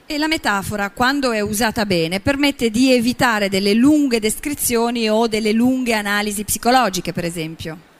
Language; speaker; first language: Italian; native; Italian